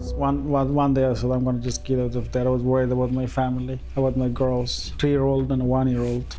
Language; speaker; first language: English; non-native, fluent; Persian